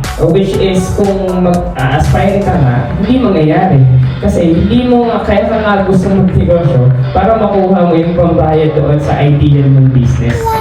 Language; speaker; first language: Filipino; non-native, local second language; Bikol